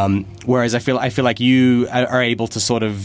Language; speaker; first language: English; native; English